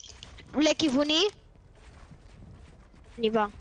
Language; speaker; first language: Hebrew; native; Hebrew